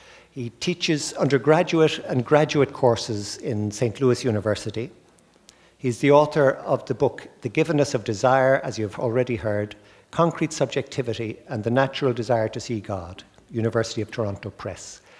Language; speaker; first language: English; native; English